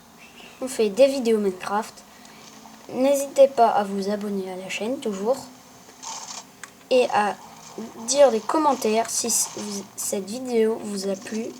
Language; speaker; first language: French; native; French